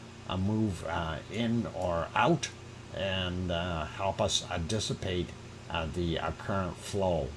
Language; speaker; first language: English; native; English